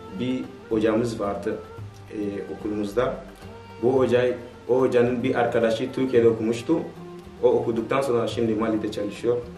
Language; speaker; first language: Turkish; non-native, fluent; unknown